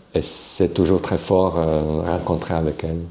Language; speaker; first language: French; non-native, fluent; Slovak